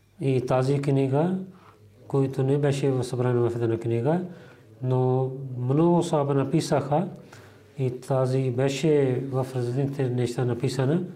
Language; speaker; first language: Bulgarian; non-native, fluent; Urdu